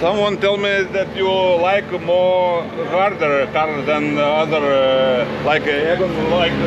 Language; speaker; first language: English; non-native, learner; Lithuanian